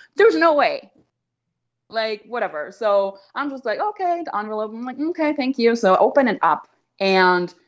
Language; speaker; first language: English; non-native, fluent; German